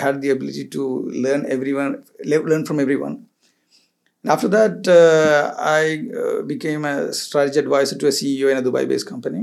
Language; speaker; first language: English; non-native, local second language; Malayalam